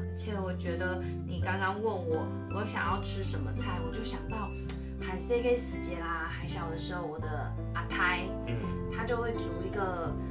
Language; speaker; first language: Chinese; native; Chinese